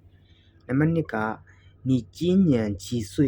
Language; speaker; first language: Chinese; non-native, fluent; Burmese